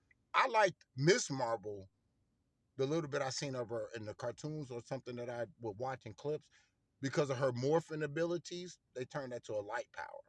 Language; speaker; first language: English; native; English